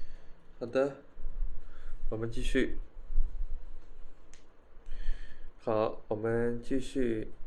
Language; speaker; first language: Chinese; non-native, fluent; Khmer